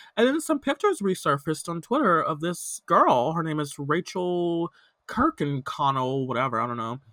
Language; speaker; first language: English; native; English